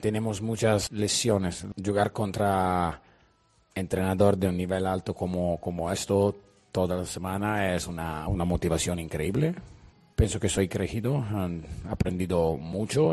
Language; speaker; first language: Spanish; non-native, fluent; Italian